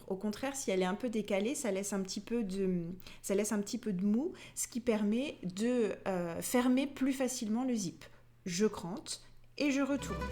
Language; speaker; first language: French; native; French